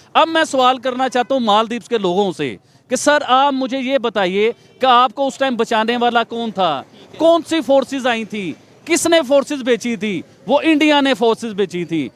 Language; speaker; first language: Urdu; non-native, local second language; Punjabi